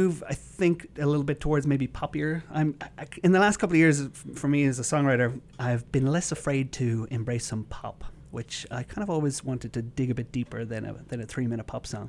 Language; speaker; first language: English; native; English